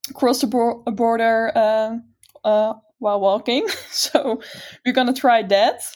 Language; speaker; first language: English; non-native, fluent; Dutch